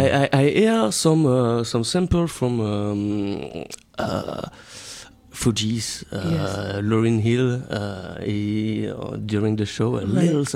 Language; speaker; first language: English; non-native, learner; French